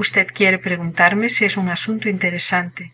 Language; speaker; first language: Spanish; non-native, learner; English